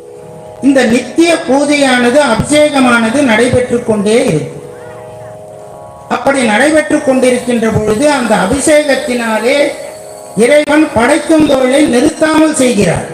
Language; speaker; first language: Tamil; native; Tamil